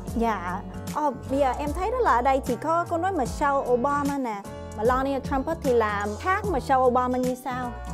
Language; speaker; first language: Vietnamese; early bilingual, heritage; Vietnamese